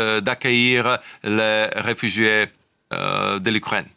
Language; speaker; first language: French; non-native, fluent; Slovak